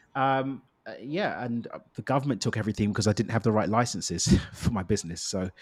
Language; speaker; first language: English; native; English